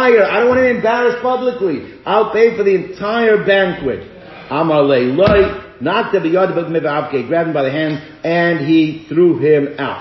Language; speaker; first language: English; native; English